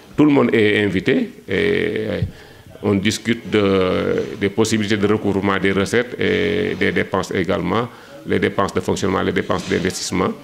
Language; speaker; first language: French; non-native, local second language; Wolof